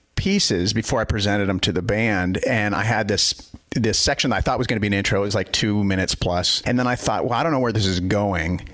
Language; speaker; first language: English; native; English